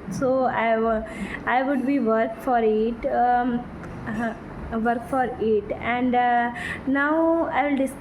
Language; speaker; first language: English; non-native, learner; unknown